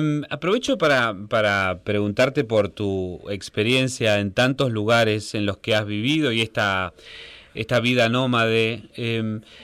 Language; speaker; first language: Spanish; native; Spanish